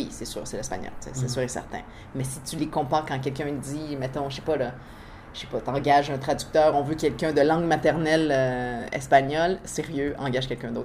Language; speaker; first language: French; early bilingual, other home language; Spanish